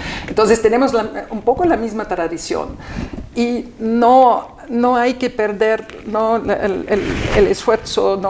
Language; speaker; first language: Spanish; non-native, fluent; German